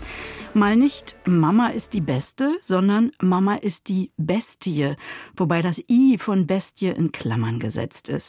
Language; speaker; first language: German; native; German